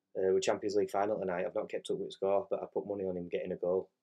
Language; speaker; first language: English; native; English